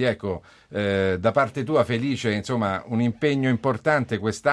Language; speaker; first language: Italian; native; Italian